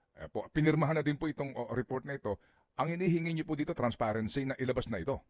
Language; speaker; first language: Filipino; native; Filipino